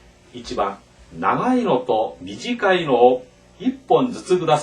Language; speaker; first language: Japanese; non-native, fluent; Korean